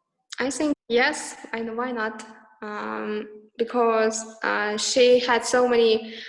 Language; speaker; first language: English; non-native, learner; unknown